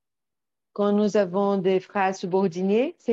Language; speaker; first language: French; non-native, learner; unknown